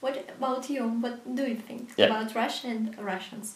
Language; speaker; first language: English; non-native, learner; Russian